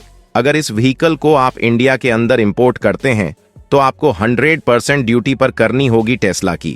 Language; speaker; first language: Hindi; native; Hindi